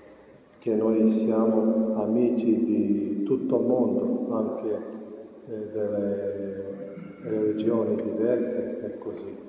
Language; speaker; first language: Italian; non-native, fluent; Croatian